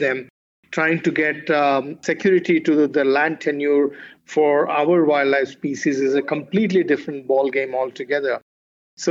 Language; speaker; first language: English; non-native, local second language; Kannada